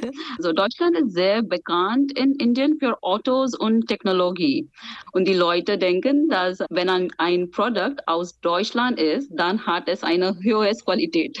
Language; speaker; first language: German; non-native, fluent; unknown